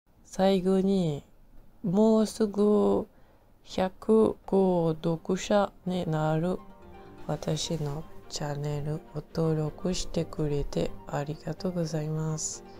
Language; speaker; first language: Japanese; non-native, learner; French